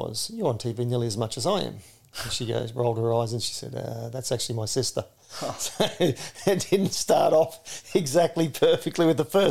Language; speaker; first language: English; native; English